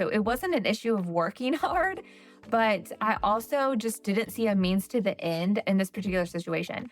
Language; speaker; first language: English; native; English